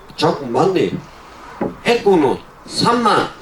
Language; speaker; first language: Korean; native; Korean